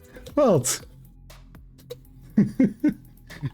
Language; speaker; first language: Dutch; native; Dutch